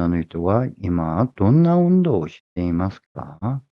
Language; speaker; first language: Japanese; non-native, fluent; Korean